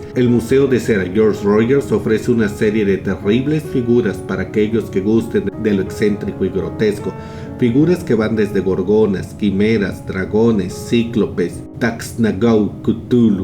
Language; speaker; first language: Spanish; native; Spanish